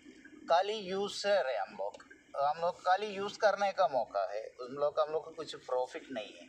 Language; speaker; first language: Hindi; non-native, local second language; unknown